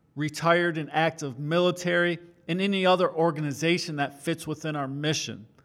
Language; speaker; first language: English; native; English